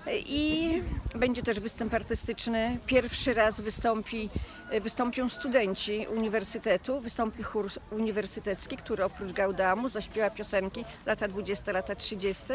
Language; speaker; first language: Polish; native; Polish